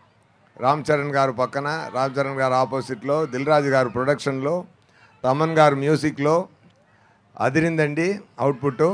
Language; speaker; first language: Telugu; non-native, fluent; Tamil